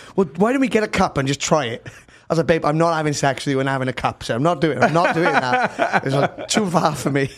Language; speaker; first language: English; native; English